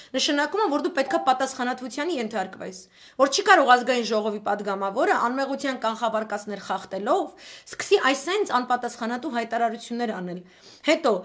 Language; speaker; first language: Armenian; native; Armenian